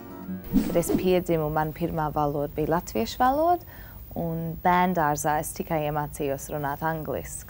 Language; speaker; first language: Latvian; early bilingual, heritage; Latvian